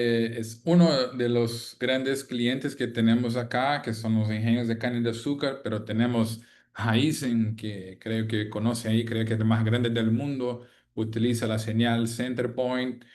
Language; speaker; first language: Spanish; non-native, fluent; Portuguese